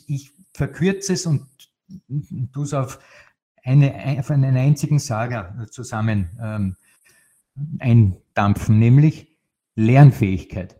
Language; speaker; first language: German; native; German